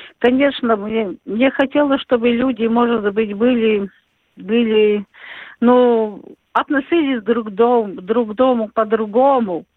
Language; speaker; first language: Russian; non-native, local second language; Latvian